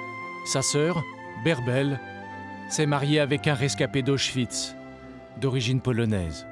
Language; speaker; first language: French; native; French